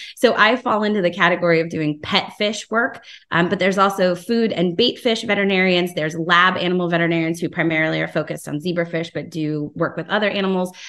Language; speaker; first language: English; native; English